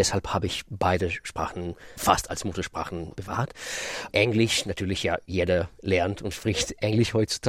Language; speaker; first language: German; non-native, fluent; Russian